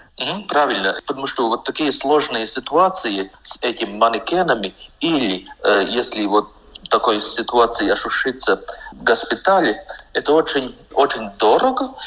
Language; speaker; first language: Russian; non-native, local second language; Latvian